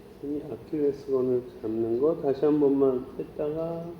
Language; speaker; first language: Korean; native; Korean